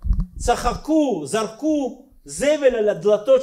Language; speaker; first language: Hebrew; non-native, fluent; Russian